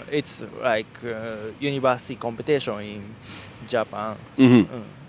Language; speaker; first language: English; non-native, learner; Japanese